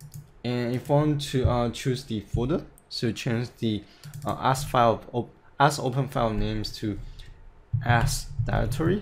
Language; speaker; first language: English; non-native, fluent; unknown